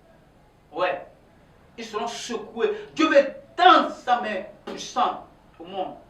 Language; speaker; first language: French; non-native, local second language; Ewe